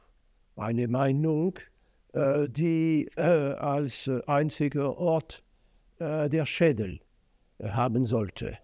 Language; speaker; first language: German; non-native, fluent; French